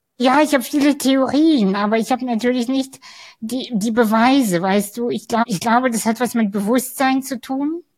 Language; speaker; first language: German; early bilingual, other home language; Russian